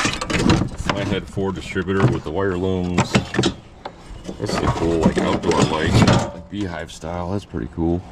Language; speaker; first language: English; native; English